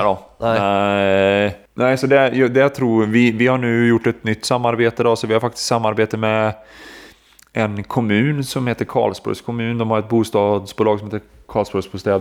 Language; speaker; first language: Swedish; native; Swedish